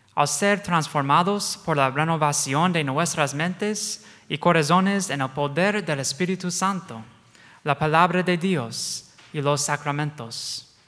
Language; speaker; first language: Spanish; non-native, fluent; English